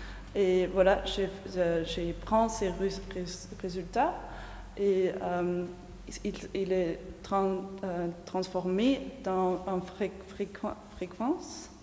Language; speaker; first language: French; non-native, fluent; German